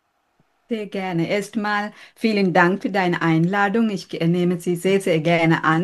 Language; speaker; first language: German; non-native, learner; Sinhala